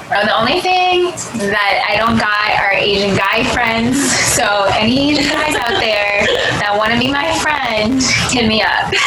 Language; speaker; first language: English; early bilingual, other home language; Cantonese